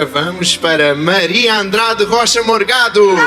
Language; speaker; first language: Portuguese; native; Portuguese